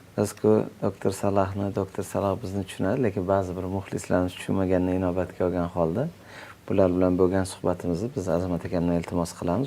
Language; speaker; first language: Uzbek; native; Uzbek